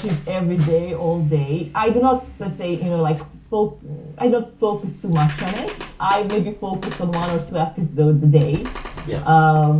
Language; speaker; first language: English; non-native, fluent; Serbian